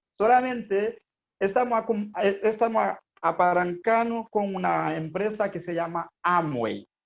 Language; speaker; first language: Spanish; non-native, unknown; Haitian Creole